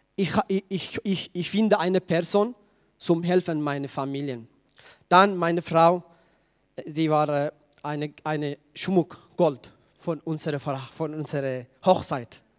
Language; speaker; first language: German; non-native, learner; Tigrinya